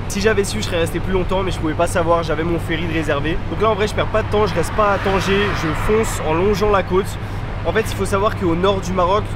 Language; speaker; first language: French; native; French